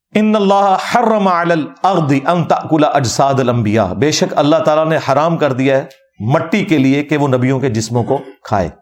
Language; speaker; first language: Urdu; non-native, local second language; Punjabi